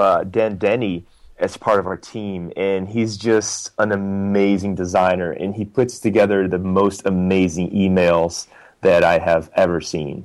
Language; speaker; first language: English; non-native, fluent; Portuguese